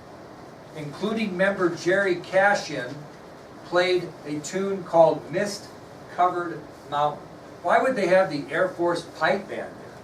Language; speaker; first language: English; native; English